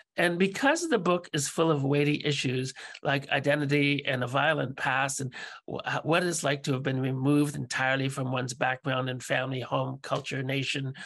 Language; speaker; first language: English; native; English